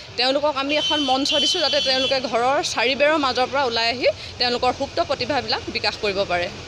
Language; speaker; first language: Assamese; native; Assamese